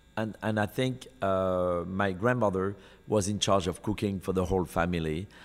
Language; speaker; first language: English; non-native, fluent; French